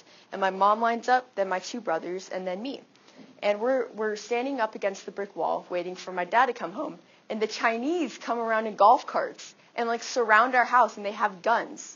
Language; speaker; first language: English; native; English